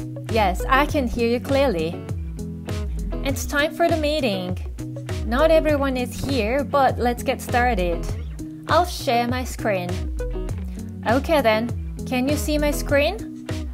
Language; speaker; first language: English; non-native, fluent; Japanese